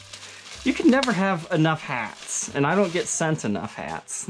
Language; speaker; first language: English; native; English